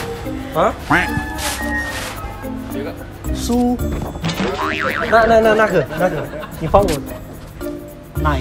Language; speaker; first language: Chinese; non-native, fluent; Indonesian